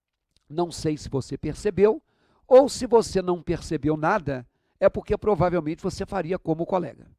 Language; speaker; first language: Portuguese; native; Portuguese